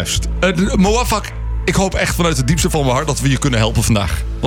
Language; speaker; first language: Dutch; native; Dutch